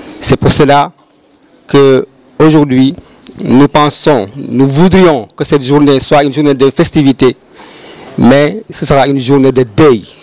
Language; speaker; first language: French; non-native, local second language; Wolof